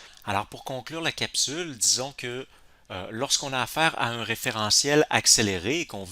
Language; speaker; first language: French; native; French